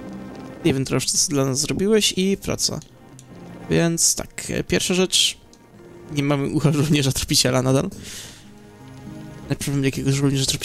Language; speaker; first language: Polish; native; Polish